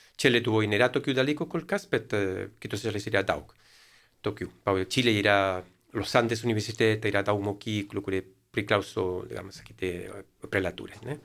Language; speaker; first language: Lithuanian; non-native, fluent; Spanish